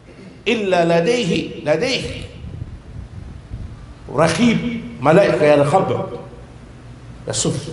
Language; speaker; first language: Arabic; non-native, fluent; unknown